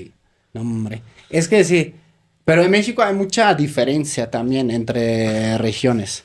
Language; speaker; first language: Spanish; native; Spanish